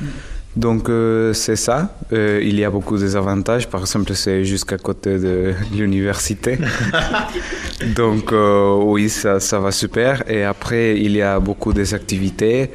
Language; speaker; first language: French; non-native, fluent; Spanish